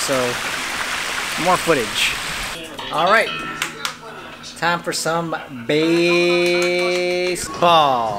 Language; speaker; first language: English; native; English